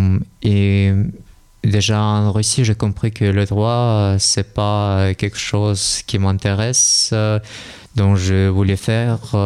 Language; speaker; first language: French; non-native, learner; Russian